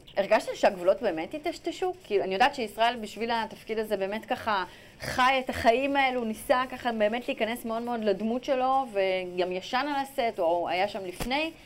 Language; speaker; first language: Hebrew; native; Hebrew